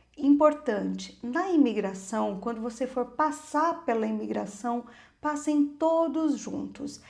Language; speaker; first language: Portuguese; native; Portuguese